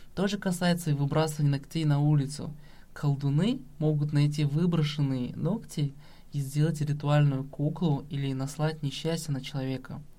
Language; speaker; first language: Russian; non-native, local second language; Kazakh